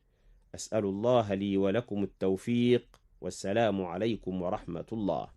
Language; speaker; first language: Arabic; native; Arabic